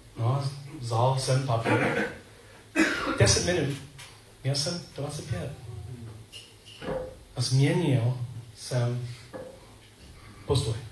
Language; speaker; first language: Czech; non-native, learner; English